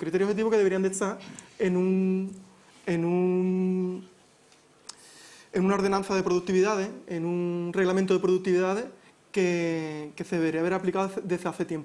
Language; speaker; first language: Spanish; native; Spanish